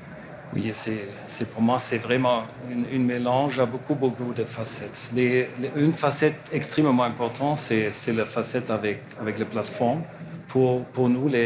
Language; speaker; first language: French; non-native, learner; German